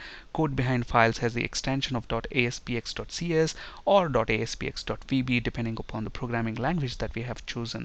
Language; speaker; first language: English; non-native, local second language; Telugu